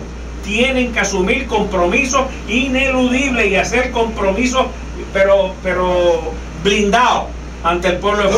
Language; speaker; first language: Spanish; native; Spanish